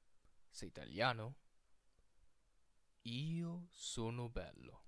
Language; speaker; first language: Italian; non-native, fluent; Filipino